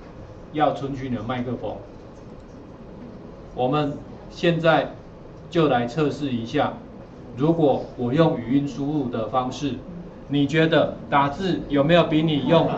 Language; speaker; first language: Chinese; native; Chinese